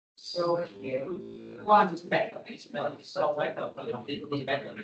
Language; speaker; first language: English; non-native, learner; Vietnamese